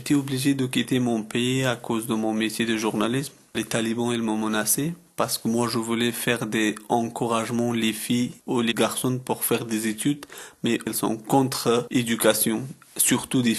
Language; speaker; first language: French; non-native, learner; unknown